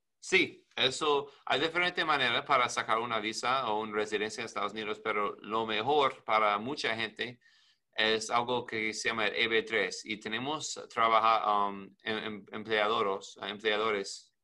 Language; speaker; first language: Spanish; non-native, learner; English